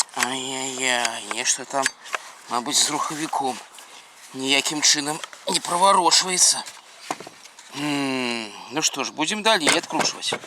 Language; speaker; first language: Belarusian; native; Belarusian